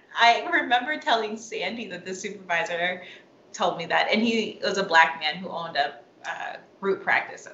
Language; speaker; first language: English; native; English